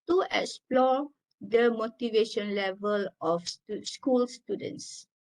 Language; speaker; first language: English; non-native, local second language; Malay